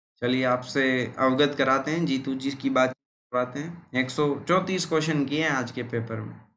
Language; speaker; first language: Hindi; native; Hindi